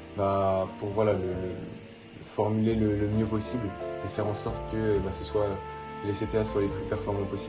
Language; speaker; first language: French; native; French